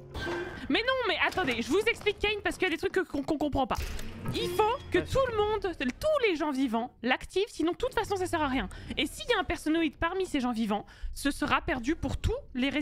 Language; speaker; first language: French; native; French